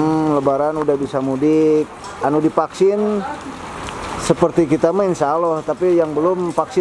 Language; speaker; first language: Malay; non-native, local second language; Sundanese